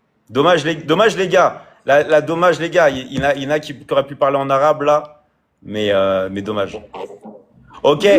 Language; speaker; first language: French; native; French